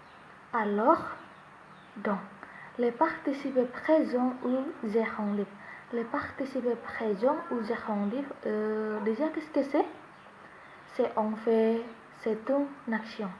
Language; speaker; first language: French; non-native, learner; Indonesian